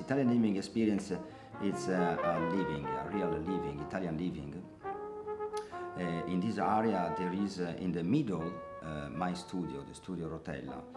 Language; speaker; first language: English; non-native, learner; Italian